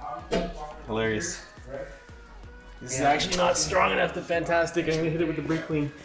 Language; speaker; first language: English; native; English